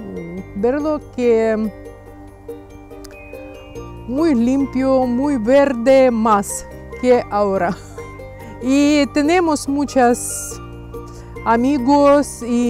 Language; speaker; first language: Spanish; non-native, learner; Russian